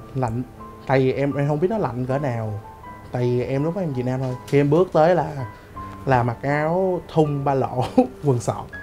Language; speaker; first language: Vietnamese; early bilingual, other home language; English